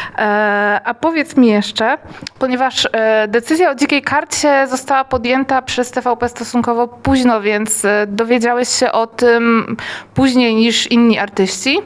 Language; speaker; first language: Polish; native; Polish